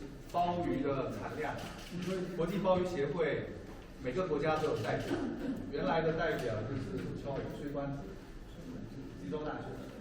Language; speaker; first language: Chinese; native; Chinese